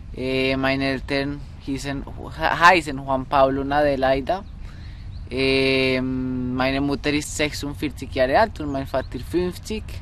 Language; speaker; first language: German; non-native, learner; Spanish